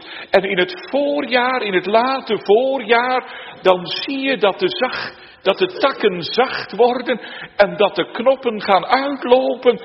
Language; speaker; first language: Dutch; native; Dutch